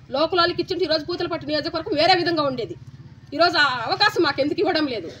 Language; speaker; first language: Telugu; native; Telugu